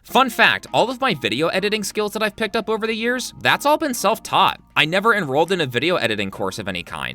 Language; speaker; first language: English; native; English